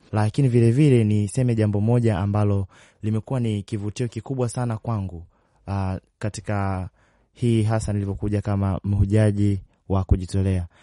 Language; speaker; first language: Swahili; native; Swahili